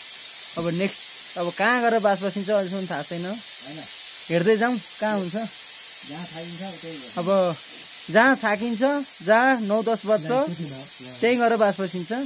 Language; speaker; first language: Nepali; native; Nepali